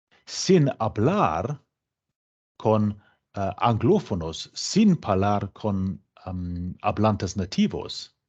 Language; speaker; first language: Spanish; non-native, fluent; English